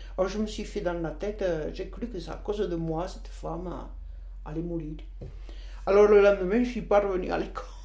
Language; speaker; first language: French; non-native, local second language; Occitan